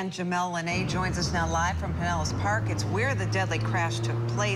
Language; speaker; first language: English; native; English